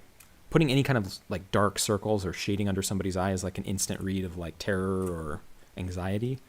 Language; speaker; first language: English; native; English